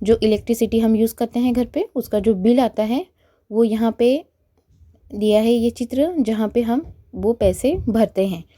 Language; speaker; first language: Hindi; non-native, local second language; Marathi